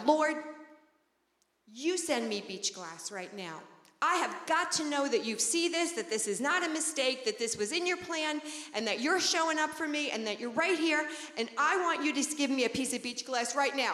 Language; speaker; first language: English; native; English